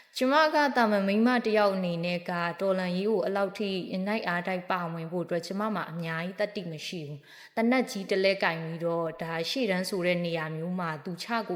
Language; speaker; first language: Burmese; non-native, local second language; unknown